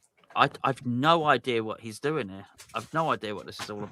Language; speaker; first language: English; native; English